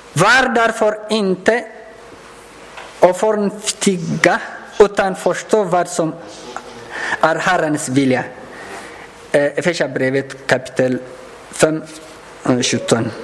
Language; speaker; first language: Swedish; non-native, learner; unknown